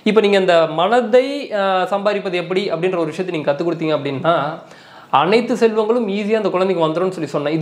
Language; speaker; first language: Tamil; native; Tamil